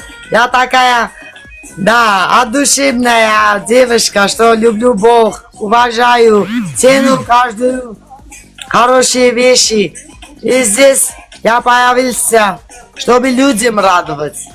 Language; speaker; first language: Russian; non-native, learner; Armenian